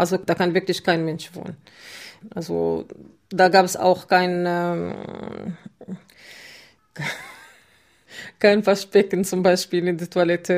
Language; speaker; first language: German; non-native, fluent; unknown